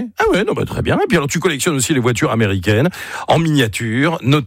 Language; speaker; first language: French; native; French